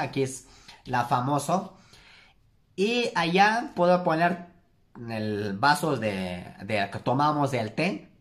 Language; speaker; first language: Spanish; non-native, learner; Turkish